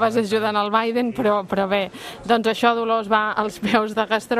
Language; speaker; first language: Catalan; native; Catalan